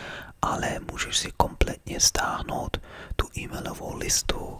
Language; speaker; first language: Czech; early bilingual, heritage; Czech